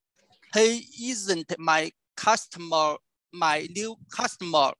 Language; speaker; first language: English; non-native, learner; Vietnamese